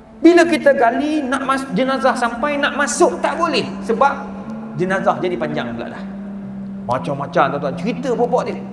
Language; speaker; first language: Malay; native; Malay